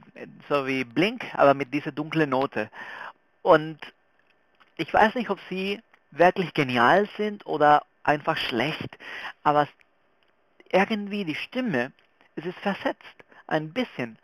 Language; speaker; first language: German; non-native, fluent; Spanish